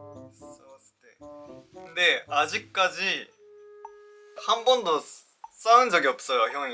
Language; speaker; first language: Korean; non-native, fluent; Japanese